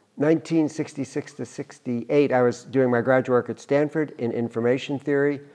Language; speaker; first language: English; native; English